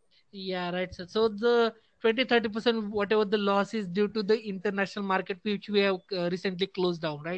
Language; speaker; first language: English; non-native, local second language; Hindi